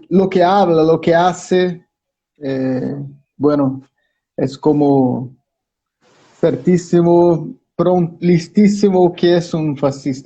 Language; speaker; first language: Spanish; non-native, fluent; Portuguese